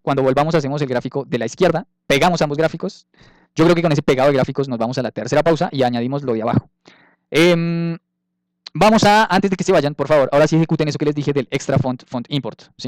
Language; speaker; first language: Spanish; native; Spanish